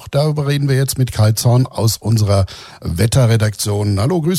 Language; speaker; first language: German; native; German